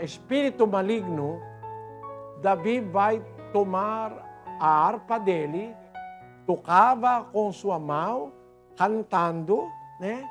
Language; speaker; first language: Portuguese; non-native, learner; Filipino